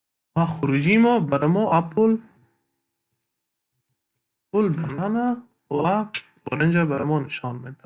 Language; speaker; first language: Persian; native; Persian